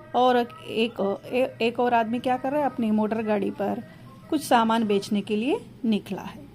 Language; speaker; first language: Hindi; non-native, local second language; Telugu